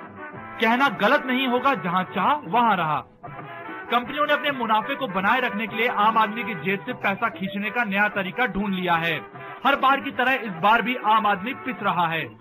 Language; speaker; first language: Hindi; native; Hindi